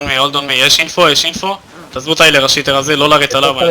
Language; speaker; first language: Hebrew; native; Hebrew